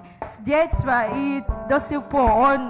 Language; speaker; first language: Russian; non-native, fluent; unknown